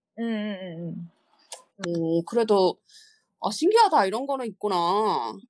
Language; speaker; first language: Korean; non-native, fluent; Chinese